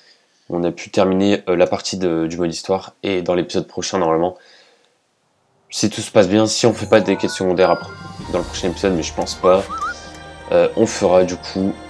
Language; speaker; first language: French; native; French